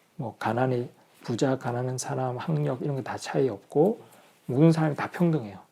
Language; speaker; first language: Korean; native; Korean